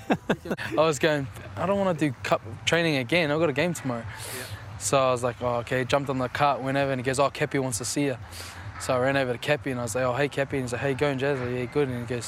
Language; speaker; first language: English; native; English